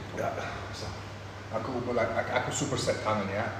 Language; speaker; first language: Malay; non-native, learner; English